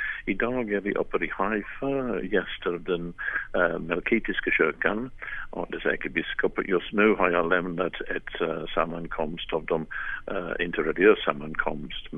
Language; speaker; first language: Swedish; non-native, fluent; English